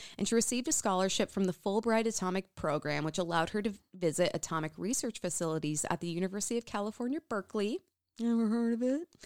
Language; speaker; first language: English; native; English